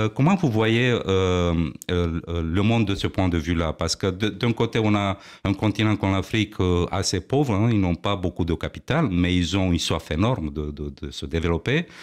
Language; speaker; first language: French; non-native, fluent; Romanian